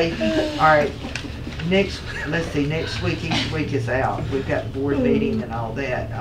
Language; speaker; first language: English; native; English